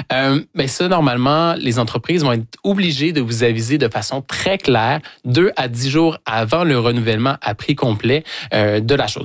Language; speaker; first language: French; native; French